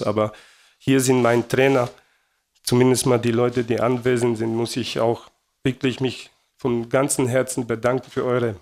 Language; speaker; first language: German; non-native, fluent; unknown